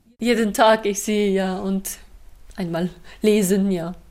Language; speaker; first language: German; non-native, learner; Uyghur